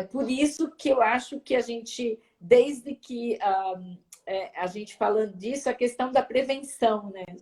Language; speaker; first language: Portuguese; native; Portuguese